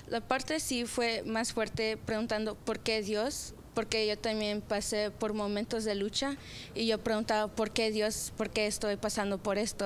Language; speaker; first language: Spanish; early bilingual, other home language; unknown